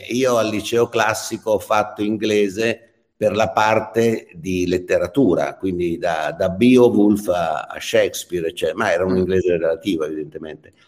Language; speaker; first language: Italian; native; Italian